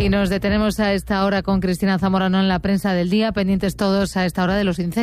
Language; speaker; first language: Spanish; native; Spanish